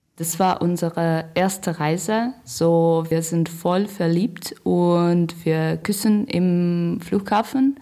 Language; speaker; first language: German; non-native, learner; Russian